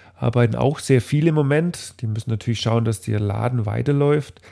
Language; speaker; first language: German; native; German